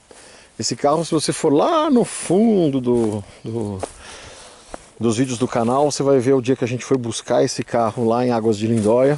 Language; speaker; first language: Portuguese; native; Portuguese